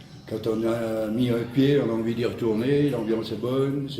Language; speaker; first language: French; native; French